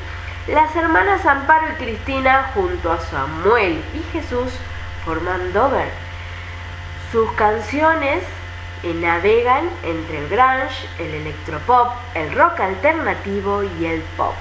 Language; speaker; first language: Spanish; native; Spanish